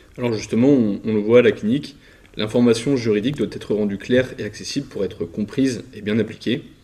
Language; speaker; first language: French; native; French